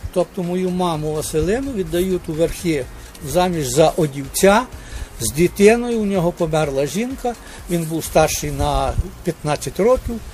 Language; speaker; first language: Ukrainian; native; Ukrainian